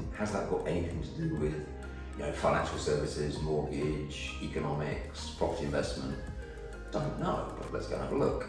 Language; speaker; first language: English; native; English